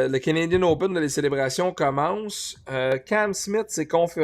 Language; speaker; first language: French; native; French